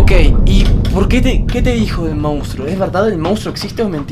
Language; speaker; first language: Spanish; native; Spanish